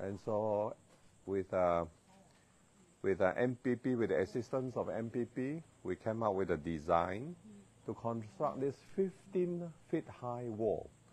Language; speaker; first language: English; non-native, local second language; Min Nan Chinese